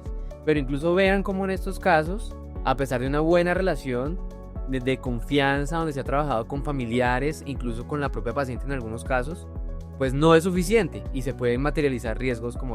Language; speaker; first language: Spanish; native; Spanish